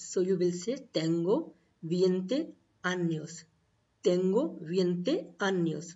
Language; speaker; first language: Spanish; non-native, learner; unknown